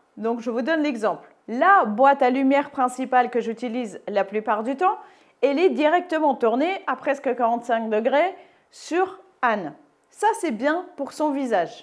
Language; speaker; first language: French; native; French